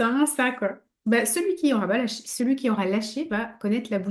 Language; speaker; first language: French; native; French